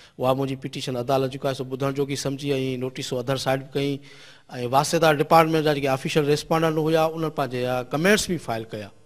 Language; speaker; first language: Sindhi; native; Sindhi